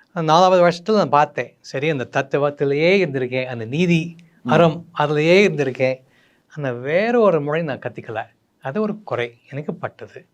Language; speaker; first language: Tamil; non-native, fluent; English